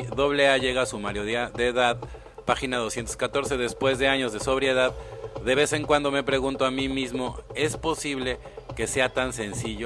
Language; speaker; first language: Spanish; native; Spanish